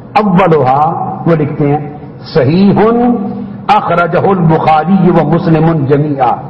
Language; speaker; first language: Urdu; non-native, local second language; Punjabi